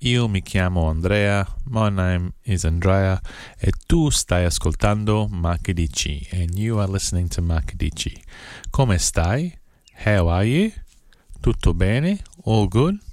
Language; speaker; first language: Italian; early bilingual, heritage; Italian